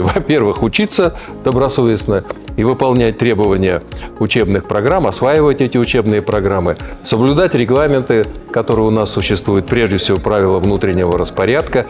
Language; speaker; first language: Russian; native; Russian